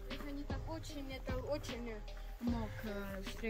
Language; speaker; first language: Russian; early bilingual, heritage; Russian